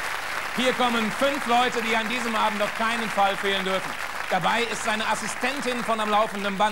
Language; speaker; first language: German; native; German